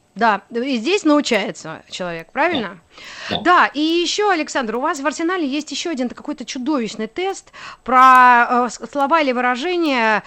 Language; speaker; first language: Russian; native; Russian